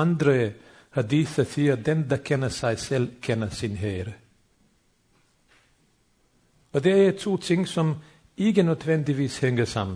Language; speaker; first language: Swedish; non-native, fluent; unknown